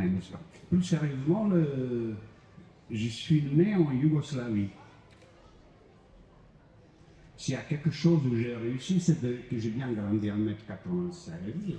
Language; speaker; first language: French; non-native, fluent; Croatian